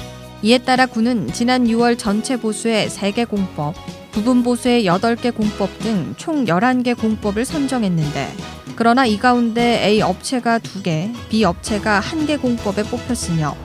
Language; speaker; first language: Korean; native; Korean